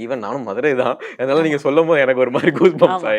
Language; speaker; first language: Tamil; native; Tamil